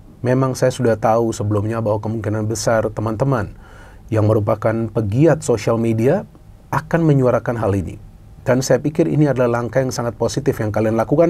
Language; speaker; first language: Indonesian; native; Indonesian